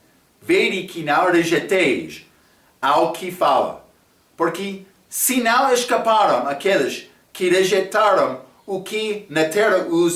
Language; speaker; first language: Portuguese; non-native, fluent; English